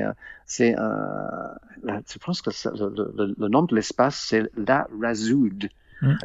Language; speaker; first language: French; non-native, fluent; English